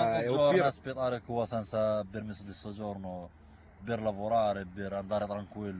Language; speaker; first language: Italian; non-native, learner; Arabic